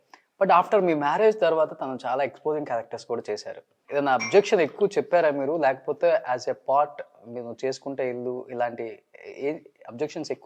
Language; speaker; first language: Telugu; native; Telugu